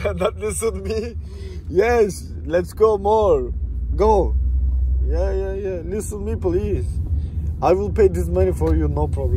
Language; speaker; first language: English; non-native, learner; Turkish